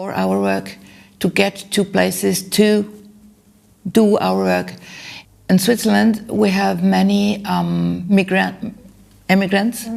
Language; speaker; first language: English; non-native, learner; German